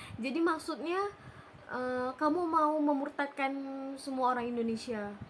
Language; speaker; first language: Indonesian; native; Indonesian